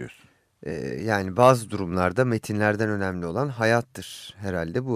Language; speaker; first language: Turkish; native; Turkish